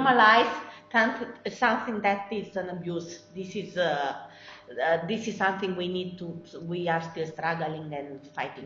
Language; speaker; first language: English; non-native, fluent; Romanian